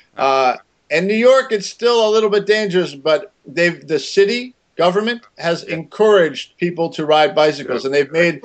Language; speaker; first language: English; native; English